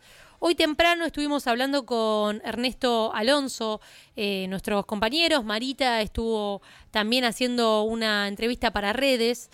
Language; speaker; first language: Spanish; native; Spanish